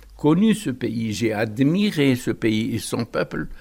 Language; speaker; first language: French; non-native, local second language; Arabic